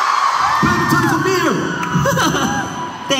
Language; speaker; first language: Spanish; non-native, learner; Korean